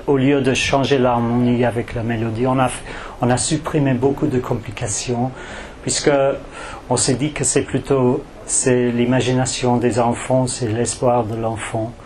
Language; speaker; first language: French; non-native, fluent; English